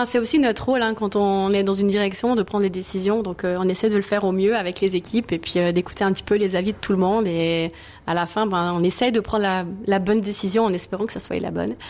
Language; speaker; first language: French; native; French